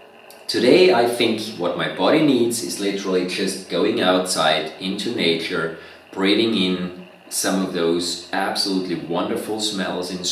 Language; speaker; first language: English; non-native, fluent; German